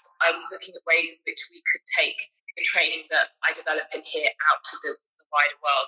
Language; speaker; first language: English; native; English